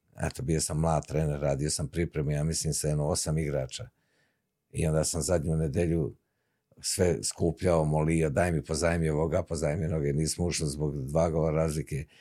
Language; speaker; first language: Serbian; native; Serbian